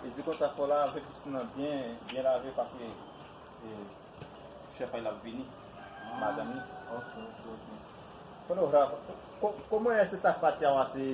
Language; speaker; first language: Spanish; non-native, learner; Haitian Creole